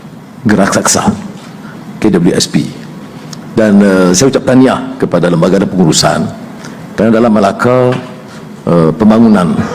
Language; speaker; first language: Malay; native; Malay